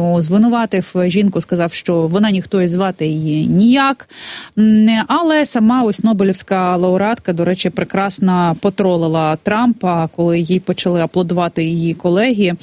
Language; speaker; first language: Ukrainian; native; Ukrainian